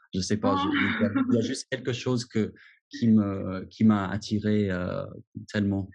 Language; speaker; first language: French; non-native, fluent; English